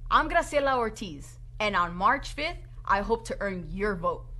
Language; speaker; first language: English; native; English